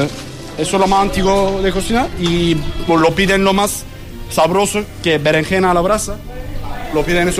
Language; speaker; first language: Spanish; non-native, learner; Turkish